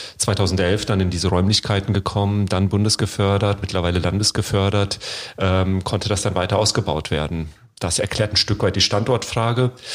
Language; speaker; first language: German; native; German